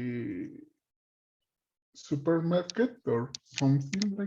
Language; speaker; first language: English; non-native, learner; Spanish